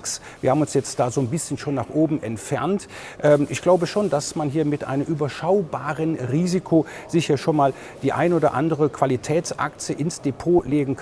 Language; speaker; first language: German; native; German